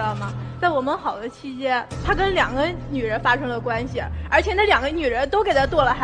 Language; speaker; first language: Chinese; native; Chinese